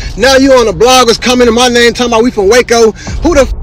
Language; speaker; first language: English; native; English